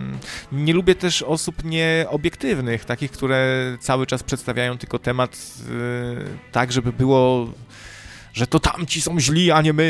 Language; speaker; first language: Polish; native; Polish